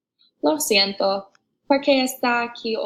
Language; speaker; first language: Spanish; non-native, learner; English